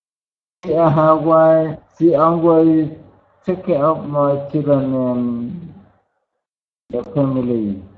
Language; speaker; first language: English; non-native, learner; Vietnamese